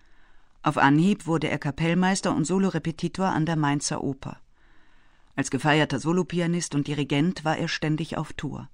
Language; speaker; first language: German; native; German